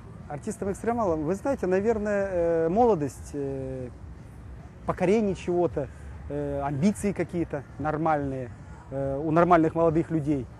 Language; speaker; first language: Russian; native; Russian